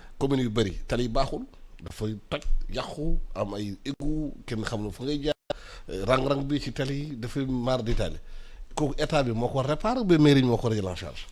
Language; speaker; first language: Wolof; native; Wolof